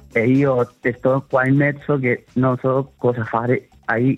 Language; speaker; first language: Italian; non-native, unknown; Spanish